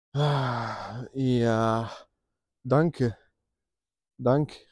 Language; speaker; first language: German; non-native, learner; French